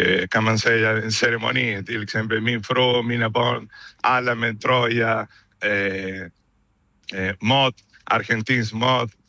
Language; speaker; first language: Swedish; non-native, fluent; Spanish